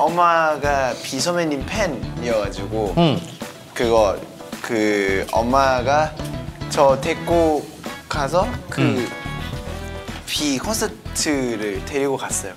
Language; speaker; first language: Korean; non-native, fluent; Thai